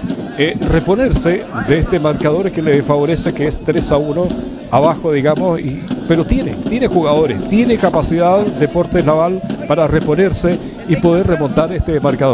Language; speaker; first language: Spanish; native; Spanish